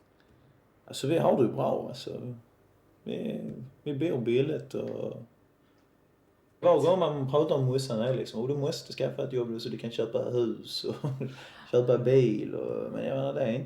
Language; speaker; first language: Swedish; native; Swedish